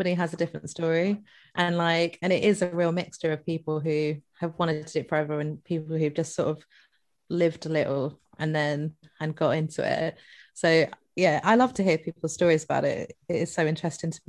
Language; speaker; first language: English; non-native, local second language; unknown